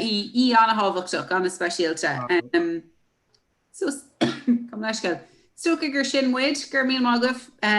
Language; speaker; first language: Irish; non-native, learner; English